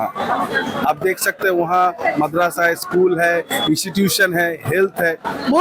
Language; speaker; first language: Hindi; non-native, local second language; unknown